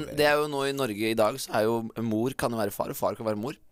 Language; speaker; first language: Norwegian; native; Norwegian